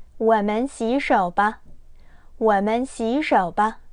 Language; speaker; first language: Chinese; non-native, fluent; Korean